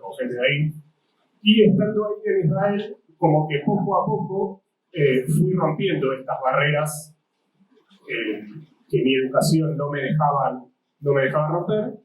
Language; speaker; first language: Spanish; native; Spanish